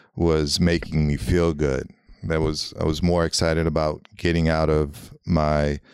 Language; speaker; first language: English; early bilingual, other home language; Armenian